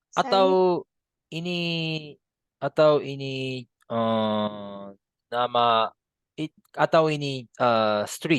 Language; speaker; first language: Indonesian; non-native, fluent; Japanese